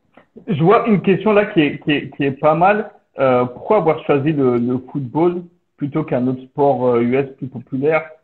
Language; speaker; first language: French; native; French